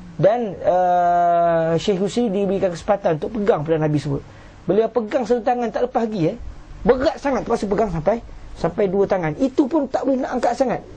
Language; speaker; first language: Malay; native; Malay